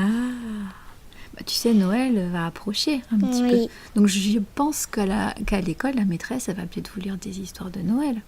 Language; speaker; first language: French; native; French